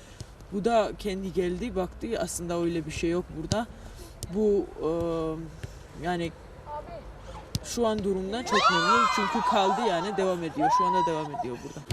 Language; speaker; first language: Turkish; non-native, fluent; Georgian